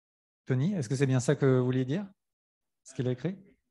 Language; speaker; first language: French; native; French